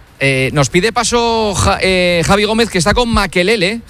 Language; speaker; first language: Spanish; native; Spanish